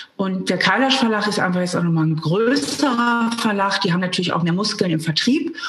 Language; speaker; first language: German; native; German